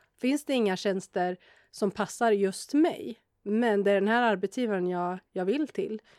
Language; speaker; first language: Swedish; native; Swedish